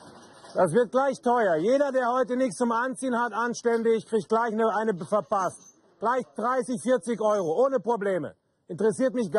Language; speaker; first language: German; native; German